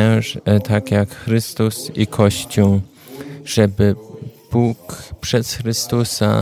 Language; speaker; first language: Polish; non-native, learner; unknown